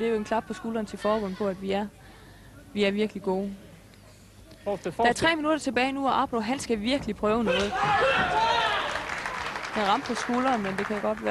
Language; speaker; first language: Danish; native; Danish